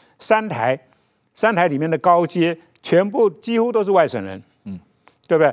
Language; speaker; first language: Chinese; native; Chinese